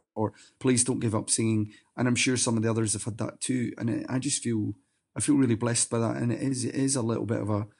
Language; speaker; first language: English; native; English